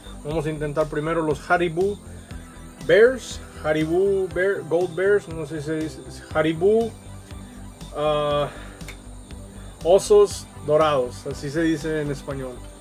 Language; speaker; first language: Spanish; early bilingual, heritage; Spanish